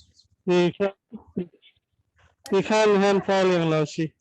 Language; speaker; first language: Chinese; non-native, learner; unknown